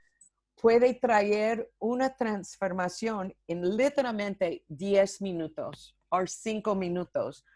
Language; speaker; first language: Spanish; non-native, fluent; English